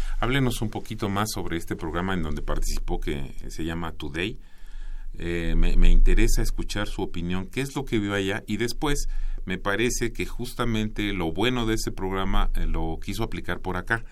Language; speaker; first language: Spanish; native; Spanish